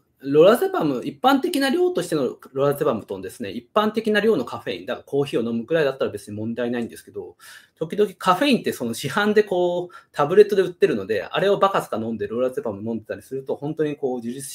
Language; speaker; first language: Japanese; native; Japanese